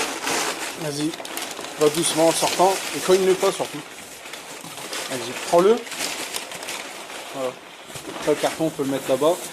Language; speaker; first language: French; native; French